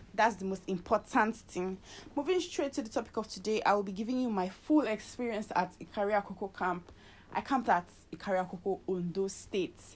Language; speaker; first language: English; native; English